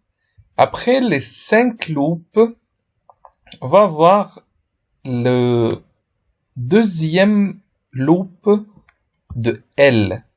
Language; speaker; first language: French; non-native, fluent; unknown